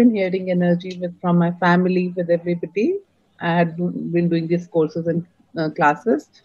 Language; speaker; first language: English; non-native, local second language; Hindi